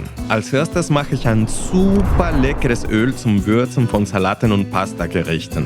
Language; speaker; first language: German; non-native, fluent; Spanish